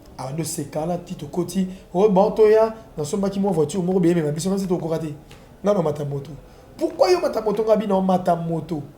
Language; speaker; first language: Lingala; native; Lingala